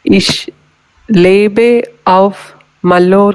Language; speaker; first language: German; non-native, learner; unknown